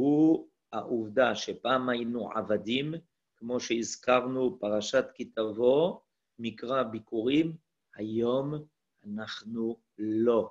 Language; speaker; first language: Hebrew; non-native, fluent; French